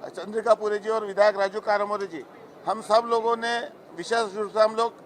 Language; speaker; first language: Hindi; non-native, local second language; Marathi